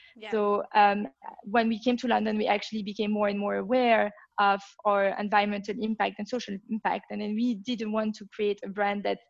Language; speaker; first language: English; non-native, fluent; French